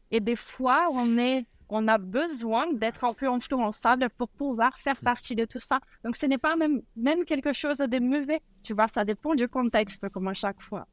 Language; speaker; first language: French; non-native, fluent; Portuguese